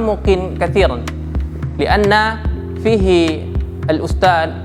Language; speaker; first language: Arabic; non-native, learner; Indonesian